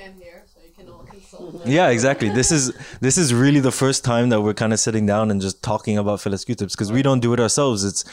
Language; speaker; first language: English; native; English